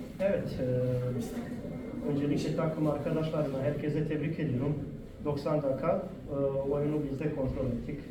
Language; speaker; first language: Turkish; non-native, fluent; Bosnian